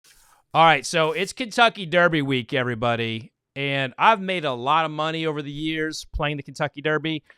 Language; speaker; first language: English; native; English